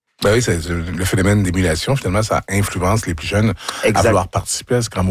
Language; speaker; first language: French; native; French